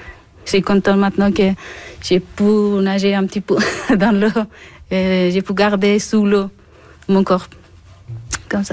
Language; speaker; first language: French; non-native, learner; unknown